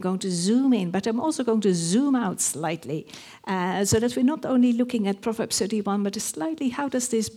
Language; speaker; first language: English; non-native, fluent; Dutch